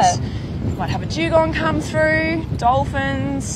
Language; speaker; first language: English; native; English